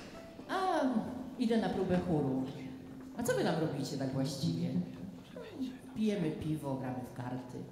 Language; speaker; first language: Polish; native; Polish